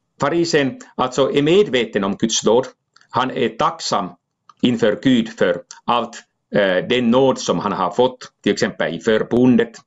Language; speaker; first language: Swedish; non-native, local second language; Finnish